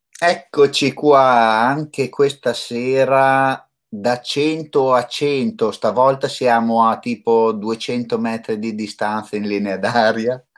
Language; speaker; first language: Italian; native; Italian